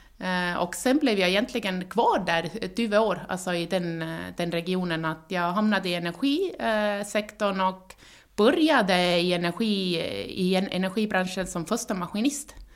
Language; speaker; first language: Norwegian; non-native, fluent; Estonian